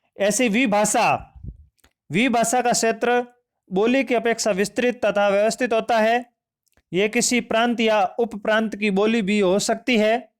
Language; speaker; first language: Hindi; native; Hindi